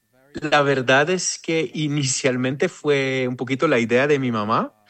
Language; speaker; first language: Spanish; non-native, fluent; Hebrew